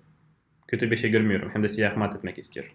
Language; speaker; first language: Turkish; non-native, fluent; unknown